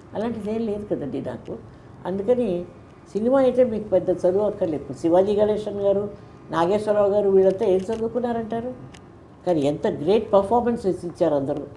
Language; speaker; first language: Telugu; native; Telugu